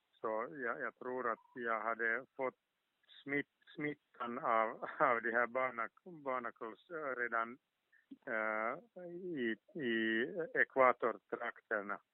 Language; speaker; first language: Swedish; non-native, local second language; Finnish